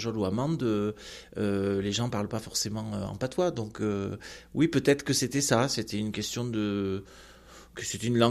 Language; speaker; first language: French; non-native, local second language; Occitan